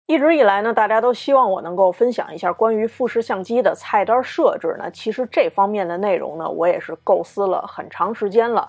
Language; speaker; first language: Chinese; native; Chinese